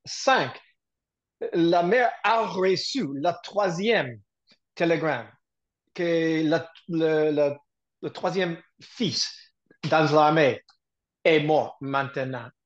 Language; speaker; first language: French; non-native, learner; English